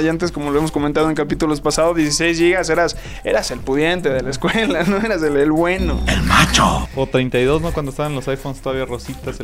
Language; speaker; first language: Spanish; native; Spanish